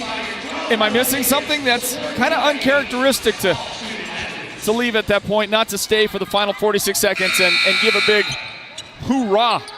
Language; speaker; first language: English; native; English